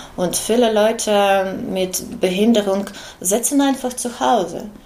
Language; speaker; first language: German; non-native, fluent; Ukrainian